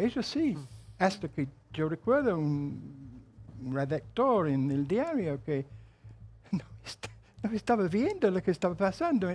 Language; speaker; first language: Spanish; non-native, fluent; English